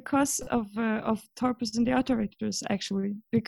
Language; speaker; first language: English; non-native, fluent; Swedish